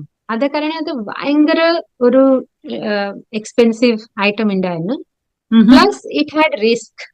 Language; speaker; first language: Malayalam; non-native, local second language; Odia